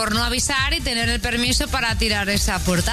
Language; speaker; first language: Spanish; native; Spanish